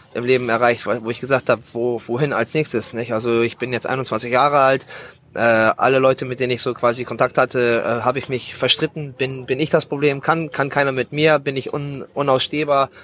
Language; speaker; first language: German; native; German